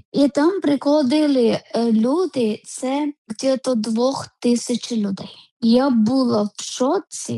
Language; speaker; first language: Ukrainian; non-native, learner; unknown